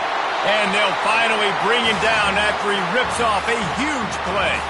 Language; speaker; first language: English; native; English